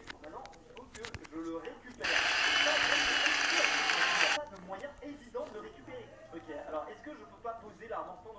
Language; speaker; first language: French; native; French